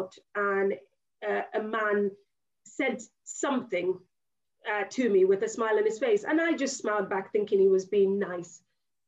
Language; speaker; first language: English; non-native, local second language; Yoruba